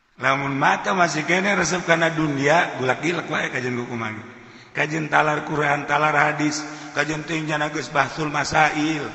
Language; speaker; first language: Sundanese; native; Sundanese